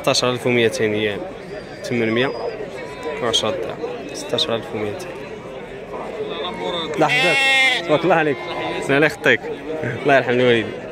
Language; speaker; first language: Arabic; native; Arabic